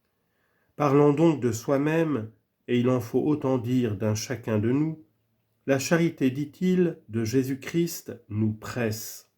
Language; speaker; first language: French; native; French